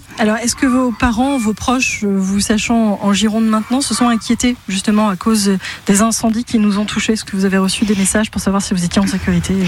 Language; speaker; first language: French; native; French